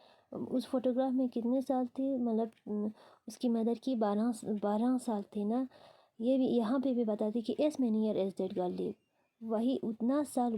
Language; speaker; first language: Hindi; non-native, local second language; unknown